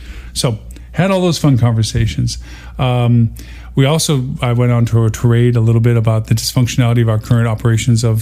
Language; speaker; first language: English; native; English